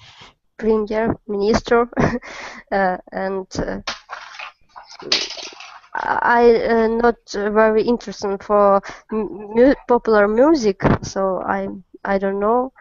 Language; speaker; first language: English; non-native, learner; Russian